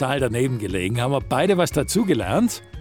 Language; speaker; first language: German; native; German